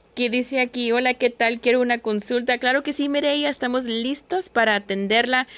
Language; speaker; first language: Spanish; early bilingual, heritage; Spanish